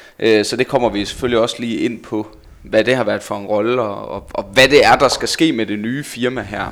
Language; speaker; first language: Danish; native; Danish